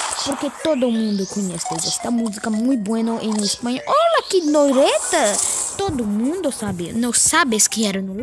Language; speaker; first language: Spanish; non-native, learner; Portuguese